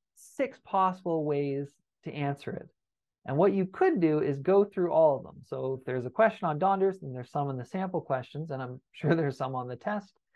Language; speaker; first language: English; native; English